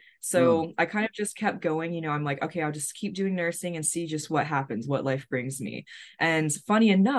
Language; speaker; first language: English; native; English